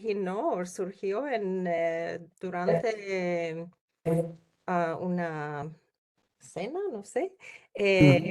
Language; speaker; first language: Spanish; non-native, learner; Czech